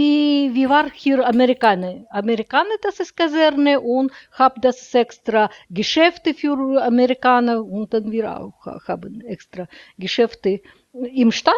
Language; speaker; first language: German; non-native, learner; Russian